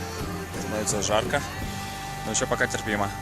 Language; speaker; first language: Russian; native; Russian